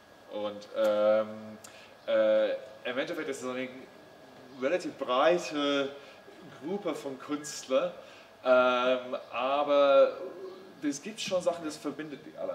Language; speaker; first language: German; non-native, learner; English